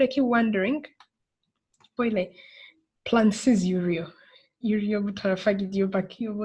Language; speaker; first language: Turkish; non-native, learner; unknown